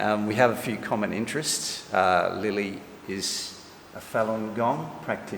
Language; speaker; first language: English; native; English